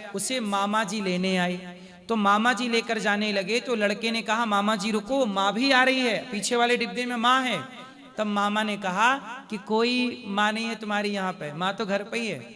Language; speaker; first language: Hindi; native; Hindi